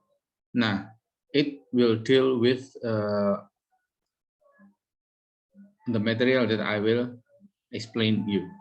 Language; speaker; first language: English; non-native, fluent; Indonesian